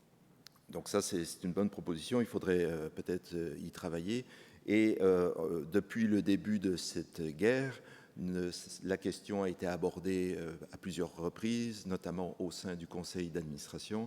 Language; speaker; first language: French; native; French